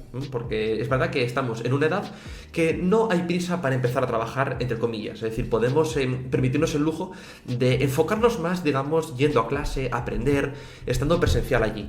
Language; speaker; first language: Spanish; native; Spanish